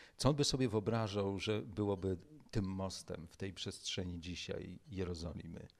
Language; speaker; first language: Polish; native; Polish